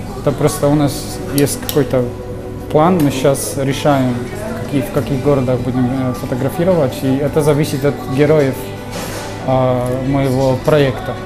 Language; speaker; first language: Russian; non-native, learner; Polish